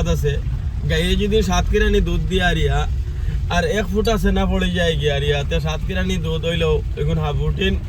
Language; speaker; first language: Bangla; non-native, local second language; Sylheti